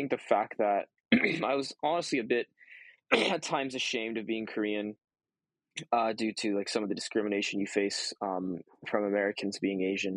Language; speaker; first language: English; early bilingual, other home language; Korean